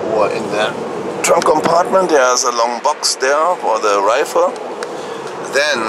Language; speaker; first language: English; non-native, fluent; German